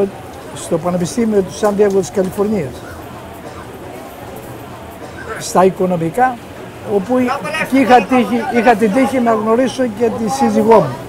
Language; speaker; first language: Greek; native; Greek